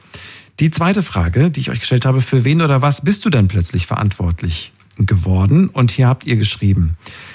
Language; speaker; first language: German; native; German